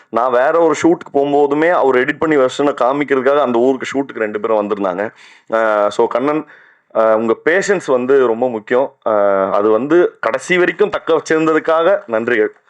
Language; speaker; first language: Tamil; native; Tamil